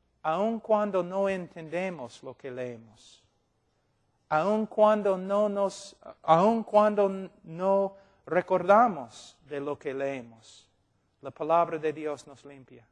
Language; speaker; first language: Spanish; non-native, fluent; English